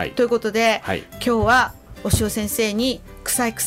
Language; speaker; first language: Japanese; native; Japanese